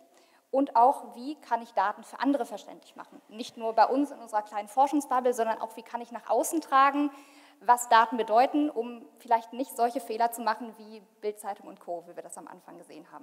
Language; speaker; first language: German; native; German